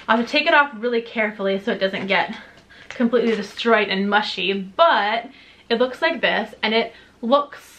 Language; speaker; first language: English; native; English